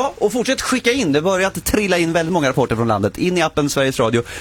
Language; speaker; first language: Swedish; native; Swedish